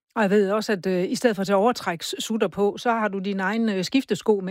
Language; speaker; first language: Danish; native; Danish